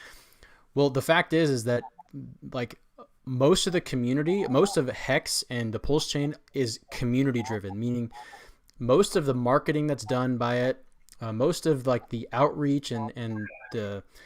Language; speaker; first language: English; native; English